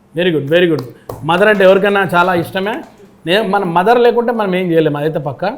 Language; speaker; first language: Telugu; native; Telugu